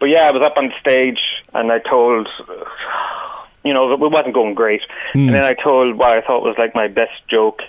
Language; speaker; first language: English; native; English